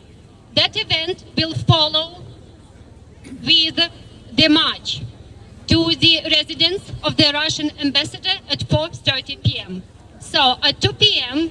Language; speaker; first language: English; non-native, fluent; Ukrainian